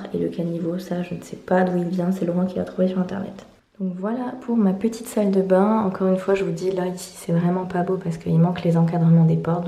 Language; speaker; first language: French; native; French